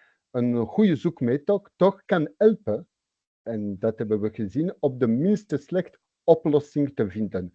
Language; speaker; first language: Dutch; non-native, local second language; French